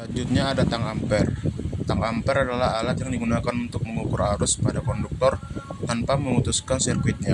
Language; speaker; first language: Indonesian; native; Indonesian